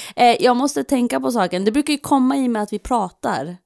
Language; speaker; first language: Swedish; non-native, fluent; English